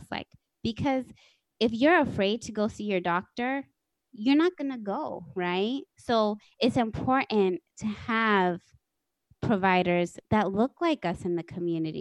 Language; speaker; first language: English; native; English